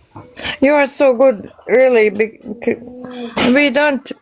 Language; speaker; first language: English; non-native, learner; Bosnian